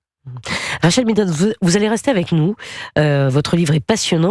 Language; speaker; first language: French; native; French